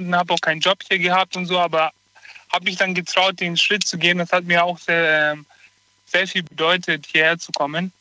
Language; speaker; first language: German; native; German